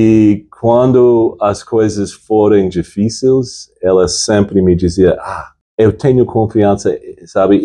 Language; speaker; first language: Portuguese; non-native, fluent; English